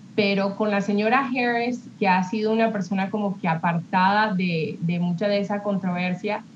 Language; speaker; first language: Spanish; early bilingual, heritage; Spanish